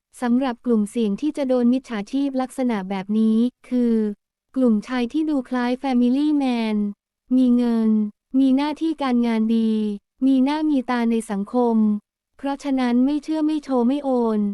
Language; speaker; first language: Thai; native; Thai